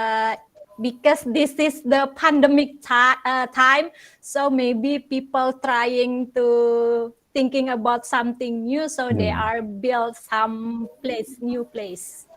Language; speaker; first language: English; non-native, local second language; Indonesian